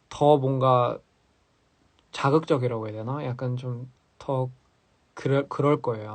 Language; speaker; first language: Korean; early bilingual, heritage; English